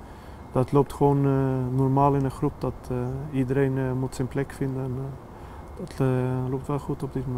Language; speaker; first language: Dutch; non-native, fluent; Swedish